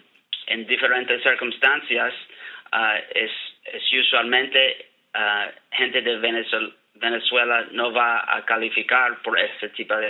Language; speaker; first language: Spanish; non-native, learner; English